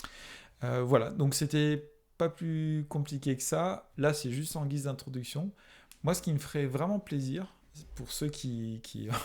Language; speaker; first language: French; native; French